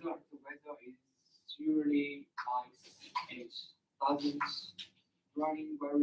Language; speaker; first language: English; non-native, learner; Chinese